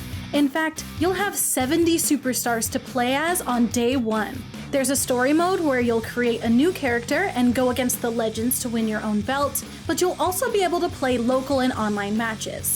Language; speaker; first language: English; native; English